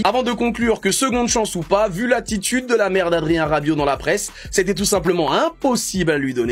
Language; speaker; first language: French; native; French